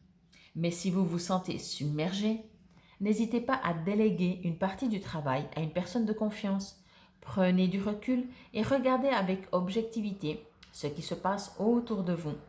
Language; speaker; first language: French; native; French